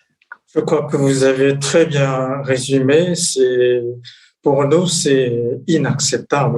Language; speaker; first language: French; non-native, fluent; Chinese